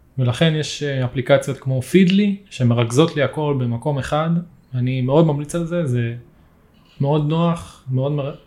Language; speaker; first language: Hebrew; native; Hebrew